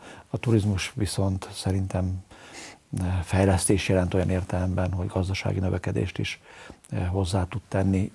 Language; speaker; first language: Hungarian; native; Hungarian